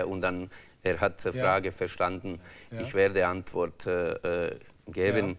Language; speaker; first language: German; non-native, learner; Croatian